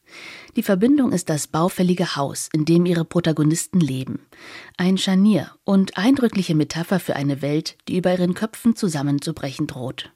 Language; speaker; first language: German; native; German